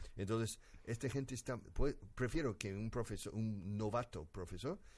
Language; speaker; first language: Spanish; non-native, fluent; English